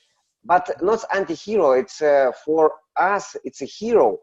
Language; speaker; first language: English; non-native, learner; Russian